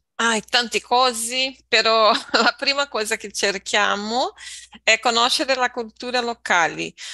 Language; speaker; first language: Italian; non-native, learner; Portuguese